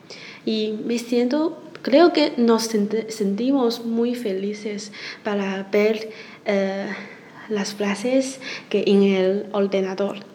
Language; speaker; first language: Spanish; non-native, learner; Chinese